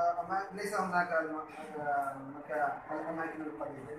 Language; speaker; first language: Arabic; non-native, learner; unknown